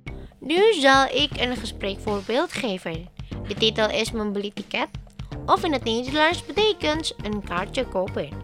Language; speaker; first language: Dutch; non-native, learner; Indonesian